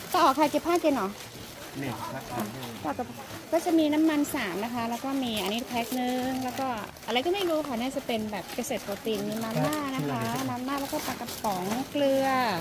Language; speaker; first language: Thai; non-native, local second language; Karen languages